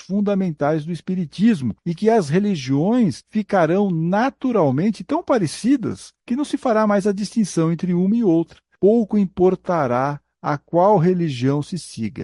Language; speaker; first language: Portuguese; native; Portuguese